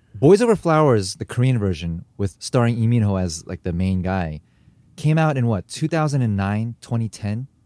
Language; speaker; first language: English; native; English